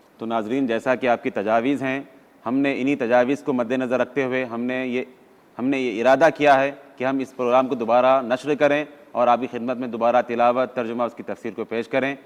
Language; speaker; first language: Urdu; native; Urdu